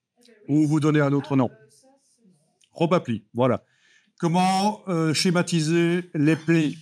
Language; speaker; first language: French; native; French